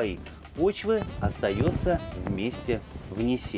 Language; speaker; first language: Russian; native; Russian